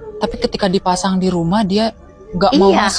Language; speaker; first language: Indonesian; native; Indonesian